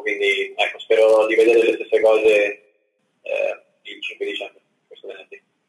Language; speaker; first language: Italian; early bilingual, other home language; English